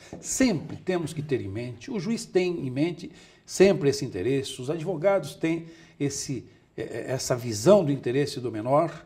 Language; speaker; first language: Portuguese; native; Portuguese